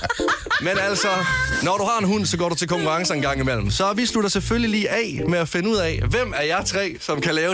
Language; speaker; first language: Danish; native; Danish